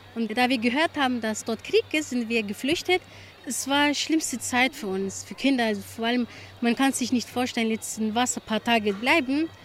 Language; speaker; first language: German; early bilingual, other home language; Kurdish